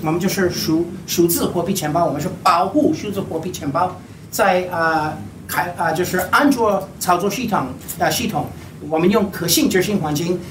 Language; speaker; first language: Chinese; non-native, fluent; English